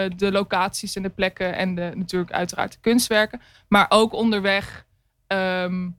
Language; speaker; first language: Dutch; native; Dutch